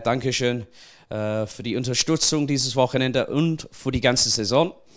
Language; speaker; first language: German; non-native, learner; English